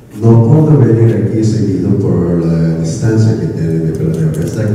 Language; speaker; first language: Spanish; non-native, learner; Korean